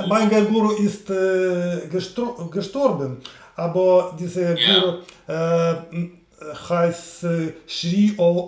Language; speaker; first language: German; non-native, learner; Russian